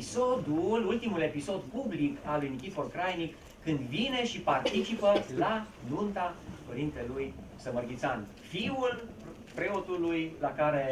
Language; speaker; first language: Romanian; native; Romanian